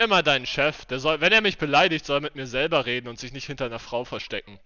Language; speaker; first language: German; native; German